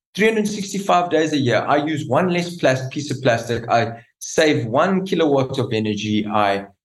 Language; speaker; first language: English; native; English